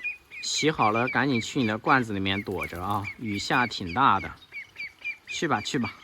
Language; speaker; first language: Chinese; native; Chinese